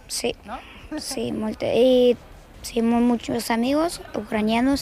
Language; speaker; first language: Catalan; non-native, learner; Ukrainian